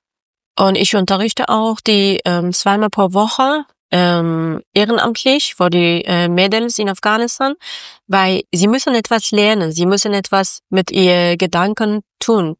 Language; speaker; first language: German; non-native, learner; Persian